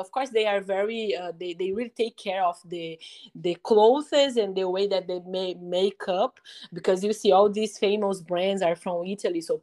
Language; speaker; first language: English; non-native, fluent; Portuguese